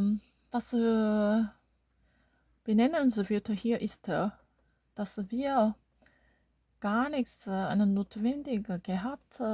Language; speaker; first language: German; non-native, learner; Korean